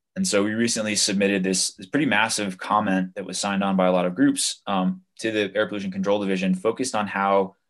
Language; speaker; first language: English; native; English